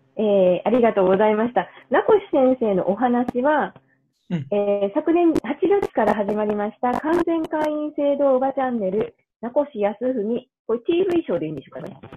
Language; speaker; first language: Japanese; native; Japanese